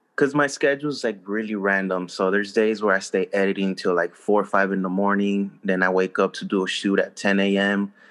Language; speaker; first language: English; early bilingual, other home language; Spanish